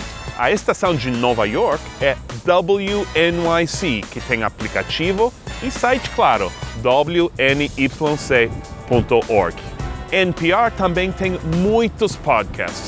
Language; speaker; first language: Portuguese; non-native, fluent; English